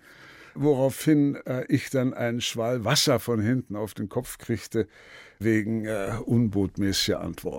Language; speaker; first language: German; native; German